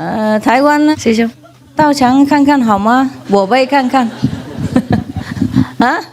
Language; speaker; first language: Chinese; non-native, fluent; Vietnamese